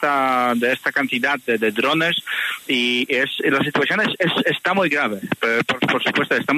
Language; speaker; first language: Spanish; non-native, fluent; Polish